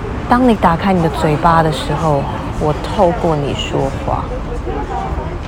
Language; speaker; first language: Chinese; native; Chinese